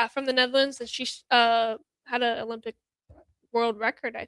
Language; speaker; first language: English; native; English